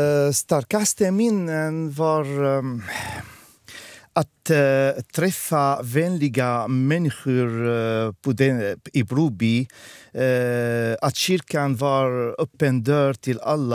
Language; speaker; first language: Swedish; non-native, fluent; Arabic